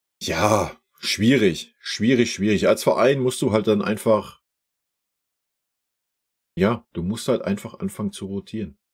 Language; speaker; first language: German; native; German